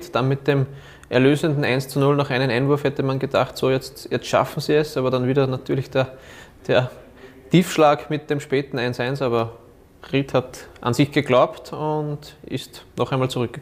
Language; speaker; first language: German; native; German